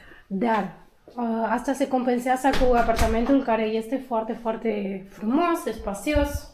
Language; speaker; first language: Romanian; non-native, learner; Spanish